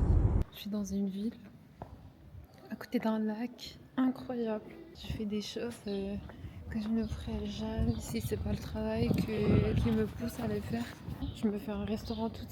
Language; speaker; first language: French; non-native, fluent; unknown